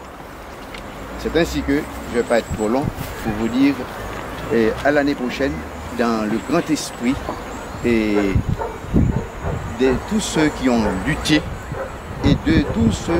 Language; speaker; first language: French; non-native, local second language; Haitian Creole